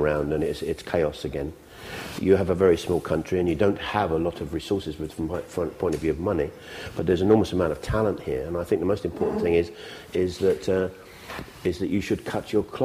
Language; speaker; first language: English; native; English